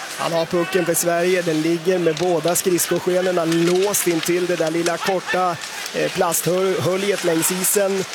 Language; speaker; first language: Swedish; native; Swedish